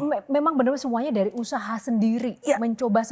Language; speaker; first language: Indonesian; native; Indonesian